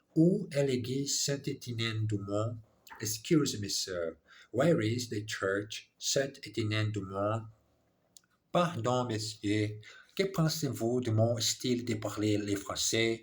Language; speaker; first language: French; non-native, learner; English